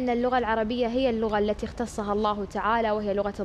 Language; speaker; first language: Arabic; native; Arabic